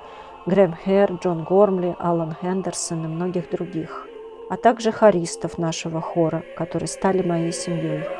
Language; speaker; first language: Russian; native; Russian